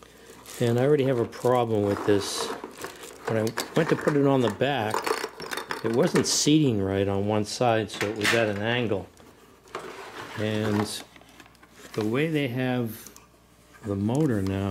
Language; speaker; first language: English; native; English